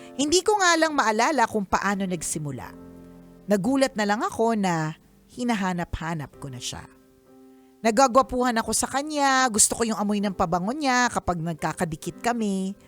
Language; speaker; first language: Filipino; native; Filipino